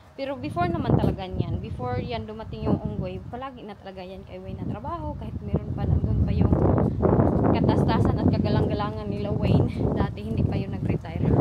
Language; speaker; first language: Filipino; non-native, local second language; Cebuano